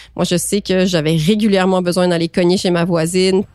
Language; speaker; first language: French; native; French